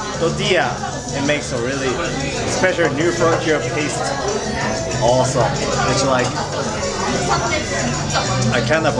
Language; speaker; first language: English; non-native, fluent; Korean